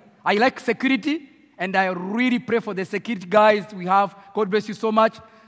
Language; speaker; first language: English; non-native, local second language; Kinyarwanda